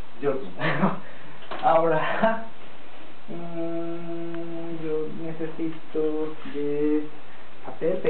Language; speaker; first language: Spanish; non-native, learner; Japanese